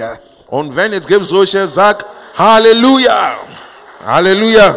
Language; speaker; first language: German; non-native, learner; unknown